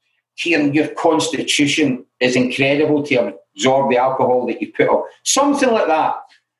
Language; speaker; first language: English; native; English